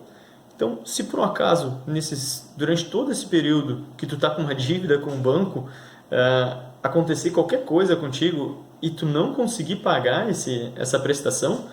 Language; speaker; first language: Portuguese; native; Portuguese